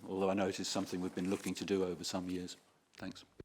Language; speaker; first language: English; native; English